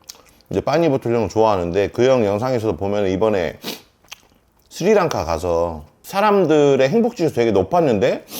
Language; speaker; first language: Korean; native; Korean